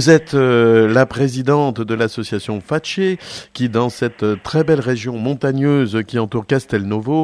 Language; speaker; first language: French; native; French